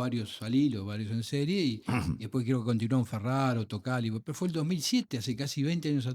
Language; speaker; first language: Spanish; native; Spanish